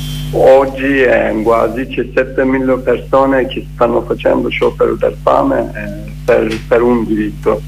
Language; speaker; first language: Italian; non-native, learner; Kurdish